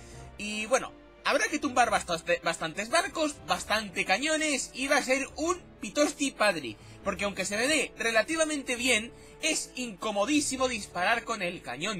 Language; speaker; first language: Spanish; native; Spanish